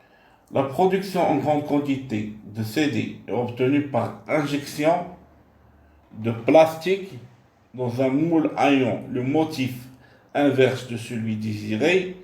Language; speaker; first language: French; non-native, local second language; Arabic